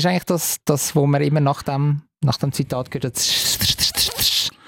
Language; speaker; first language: German; native; German